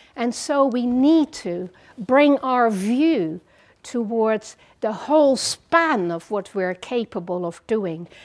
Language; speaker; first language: English; non-native, fluent; Dutch